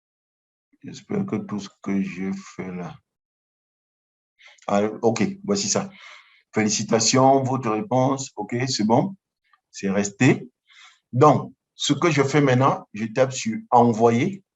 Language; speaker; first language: French; non-native, local second language; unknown